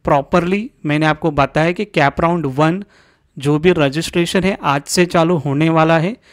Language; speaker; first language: Hindi; non-native, local second language; Marathi